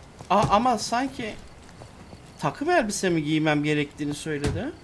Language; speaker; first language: Turkish; native; Turkish